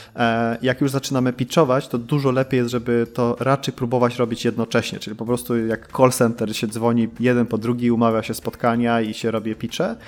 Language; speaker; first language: Polish; early bilingual, heritage; Polish